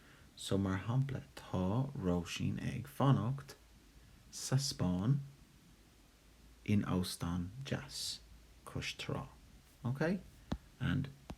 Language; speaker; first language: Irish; non-native, local second language; English